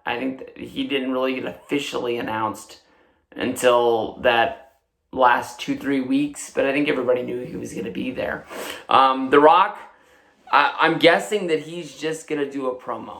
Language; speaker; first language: English; native; English